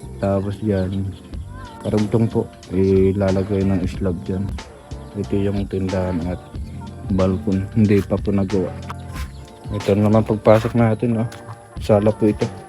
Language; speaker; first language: Filipino; non-native, local second language; Bikol